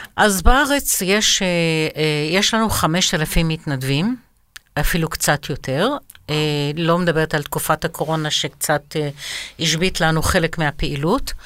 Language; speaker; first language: Hebrew; non-native, fluent; Arabic